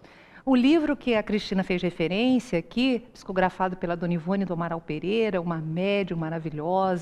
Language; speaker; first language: Portuguese; native; Portuguese